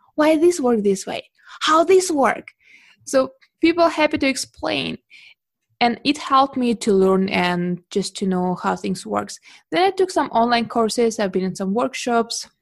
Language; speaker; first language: English; non-native, fluent; Russian